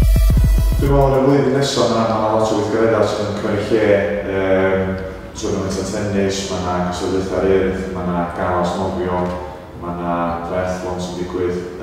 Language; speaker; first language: Welsh; native; Welsh